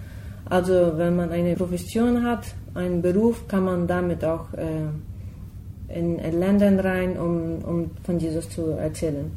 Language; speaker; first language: German; non-native, fluent; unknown